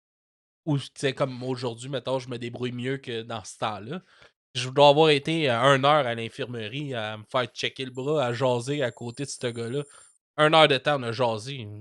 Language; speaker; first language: French; native; French